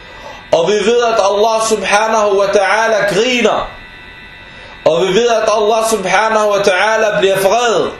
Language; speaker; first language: Danish; non-native, fluent; Arabic